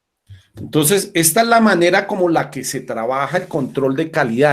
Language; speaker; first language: Spanish; native; Spanish